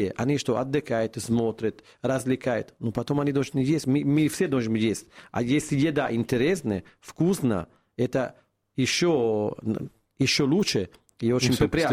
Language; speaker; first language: Russian; non-native, fluent; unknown